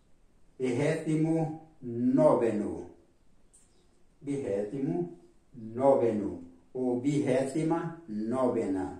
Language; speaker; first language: Spanish; non-native, fluent; Portuguese